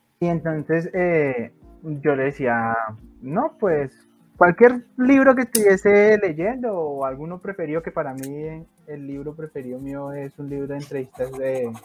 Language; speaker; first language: Spanish; native; Spanish